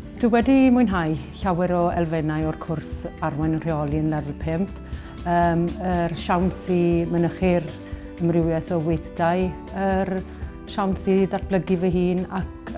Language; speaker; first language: Welsh; non-native, local second language; English